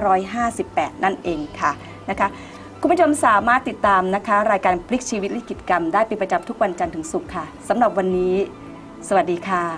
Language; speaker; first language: Thai; native; Thai